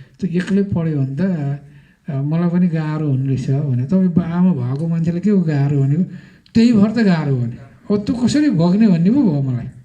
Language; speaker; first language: Nepali; native; Nepali